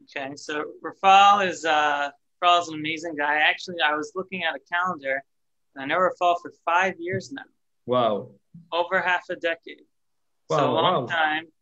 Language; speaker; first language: English; native; English